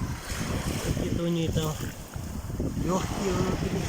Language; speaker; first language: Russian; native; Russian